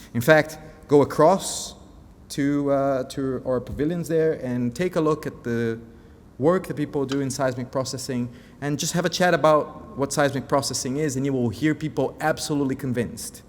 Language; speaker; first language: English; non-native, fluent; Portuguese